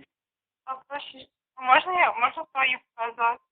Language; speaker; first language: Russian; native; Russian